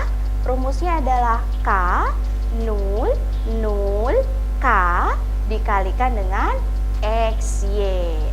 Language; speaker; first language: Indonesian; native; Indonesian